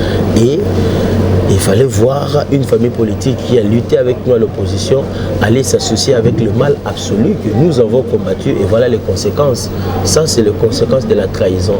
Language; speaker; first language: French; non-native, local second language; Lingala